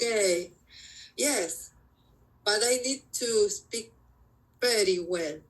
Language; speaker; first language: English; non-native, learner; Spanish